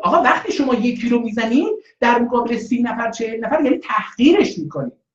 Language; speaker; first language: Persian; non-native, local second language; Azerbaijani